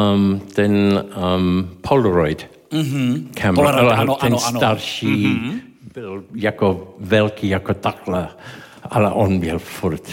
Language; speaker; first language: Czech; non-native, learner; English